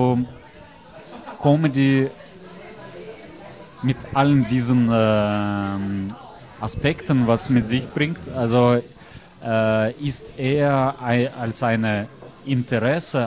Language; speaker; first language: German; non-native, fluent; Russian